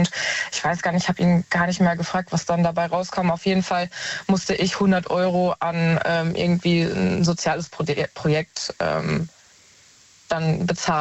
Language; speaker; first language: German; native; German